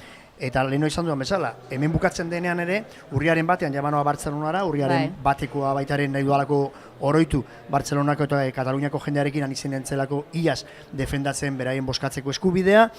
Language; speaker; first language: Basque; native; Basque